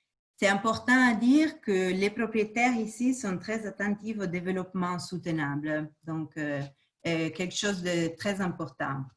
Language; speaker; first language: French; non-native, fluent; Portuguese